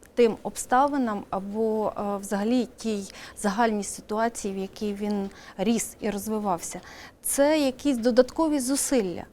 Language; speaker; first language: Ukrainian; native; Ukrainian